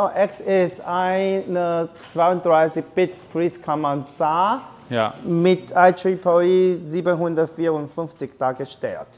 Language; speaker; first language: German; non-native, fluent; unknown